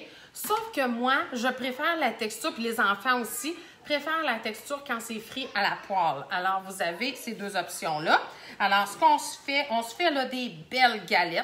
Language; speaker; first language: French; native; French